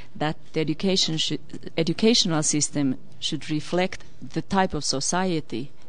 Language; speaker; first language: English; non-native, fluent; Finnish